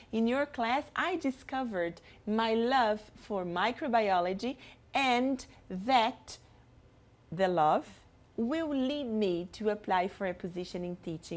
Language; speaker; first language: English; non-native, fluent; Portuguese